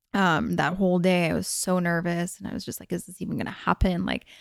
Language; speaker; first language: English; early bilingual, other home language; Hungarian